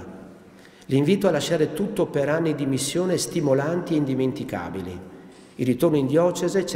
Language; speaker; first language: Italian; native; Italian